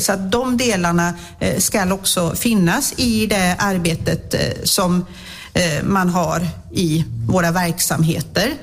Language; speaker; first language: Swedish; native; Swedish